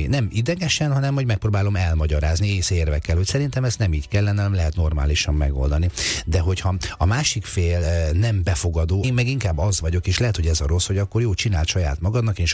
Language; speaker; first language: Hungarian; native; Hungarian